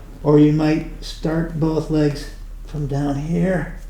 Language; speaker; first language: English; native; English